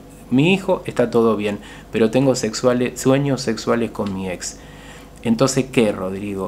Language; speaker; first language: Spanish; native; Spanish